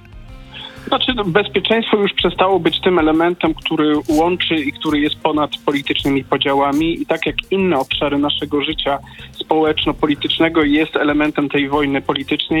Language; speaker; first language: Polish; native; Polish